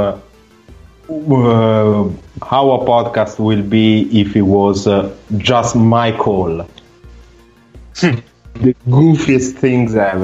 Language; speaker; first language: English; non-native, fluent; Italian